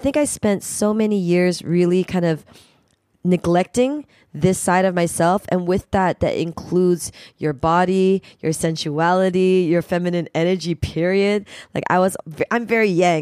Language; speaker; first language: English; native; English